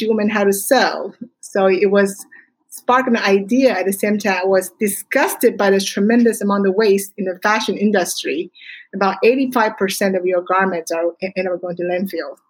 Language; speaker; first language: English; non-native, fluent; Chinese